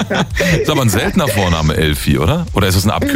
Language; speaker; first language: German; native; German